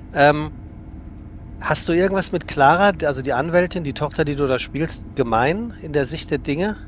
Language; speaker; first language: German; native; German